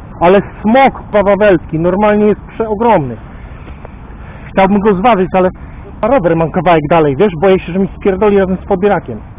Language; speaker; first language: Polish; native; Polish